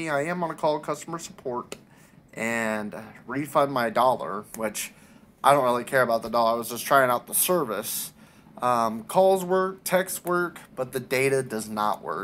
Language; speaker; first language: English; native; English